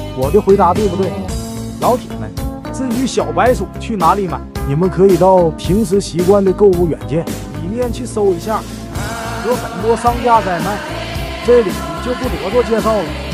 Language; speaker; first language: Chinese; native; Chinese